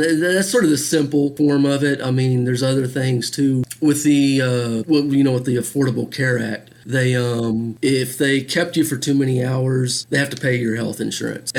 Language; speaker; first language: English; native; English